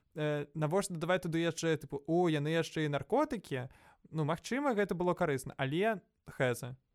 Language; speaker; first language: Belarusian; non-native, local second language; Russian